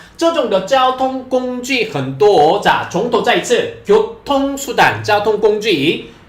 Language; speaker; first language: Chinese; non-native, fluent; Korean